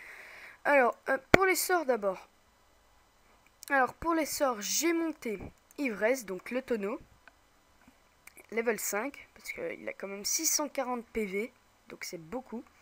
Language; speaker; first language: French; native; French